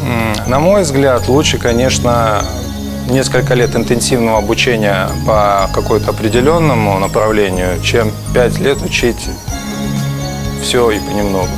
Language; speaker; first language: Russian; native; Russian